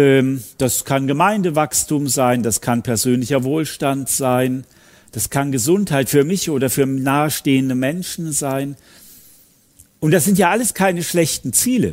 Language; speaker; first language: German; native; German